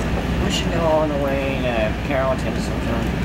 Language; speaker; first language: English; native; English